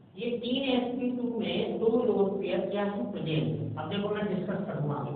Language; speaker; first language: Hindi; native; Hindi